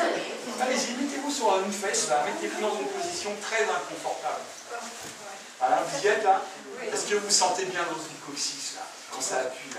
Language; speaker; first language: French; native; French